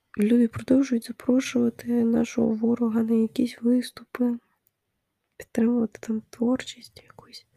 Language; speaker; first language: Ukrainian; non-native, local second language; Russian